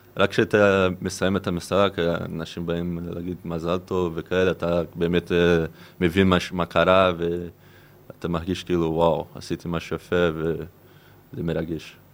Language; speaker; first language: Hebrew; non-native, fluent; Portuguese